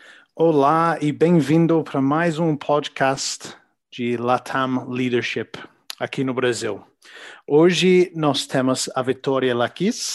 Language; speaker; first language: Portuguese; non-native, learner; English